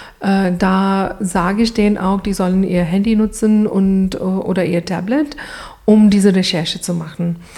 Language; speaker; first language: German; non-native, fluent; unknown